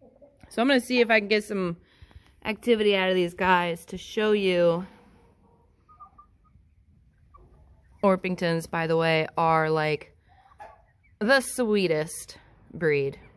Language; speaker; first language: English; native; English